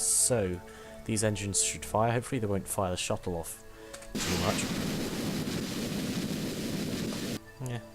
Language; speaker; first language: English; native; English